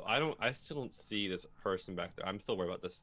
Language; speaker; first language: English; native; English